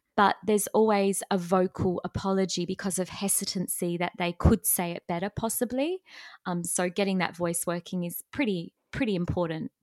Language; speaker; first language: English; native; English